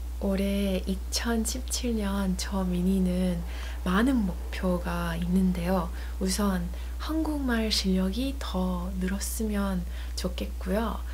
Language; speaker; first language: Korean; non-native, learner; English